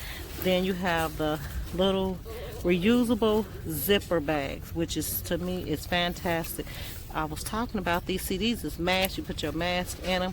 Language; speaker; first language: English; native; English